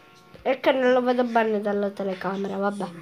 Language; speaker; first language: Italian; native; Italian